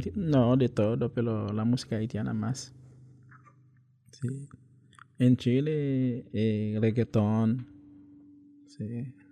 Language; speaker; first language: Spanish; non-native, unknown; Haitian Creole